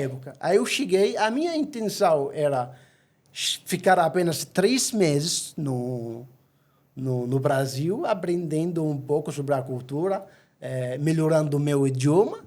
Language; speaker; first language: Portuguese; non-native, fluent; Arabic